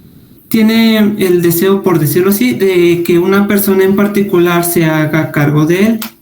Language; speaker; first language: Spanish; native; Spanish